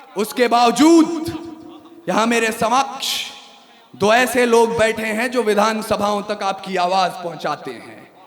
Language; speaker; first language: Hindi; native; Hindi